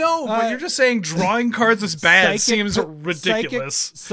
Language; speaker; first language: English; native; English